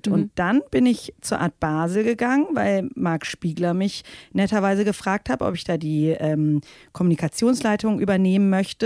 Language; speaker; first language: German; native; German